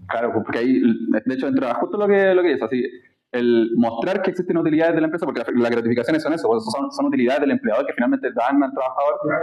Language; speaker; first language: Spanish; native; Spanish